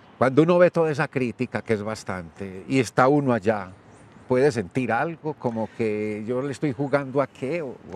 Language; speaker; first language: Spanish; native; Spanish